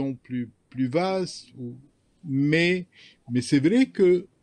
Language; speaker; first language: French; non-native, local second language; Arabic